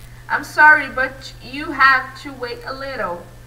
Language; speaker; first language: English; non-native, fluent; Portuguese